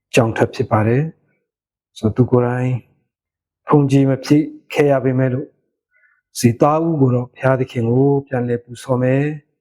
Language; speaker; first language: Burmese; non-native, local second language; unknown